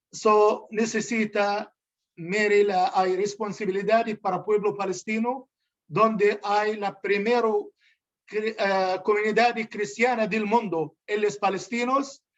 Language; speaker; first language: Spanish; non-native, learner; Arabic